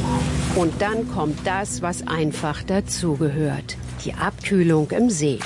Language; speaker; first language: German; native; German